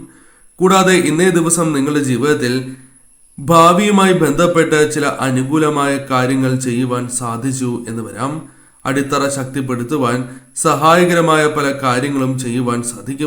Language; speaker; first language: Malayalam; native; Malayalam